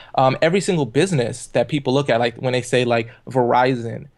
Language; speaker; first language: English; native; English